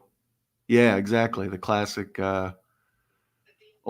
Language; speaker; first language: English; native; English